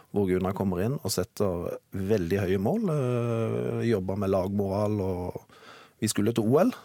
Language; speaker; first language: Norwegian; native; Norwegian